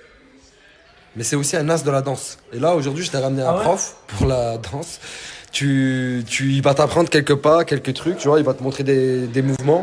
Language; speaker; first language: French; native; French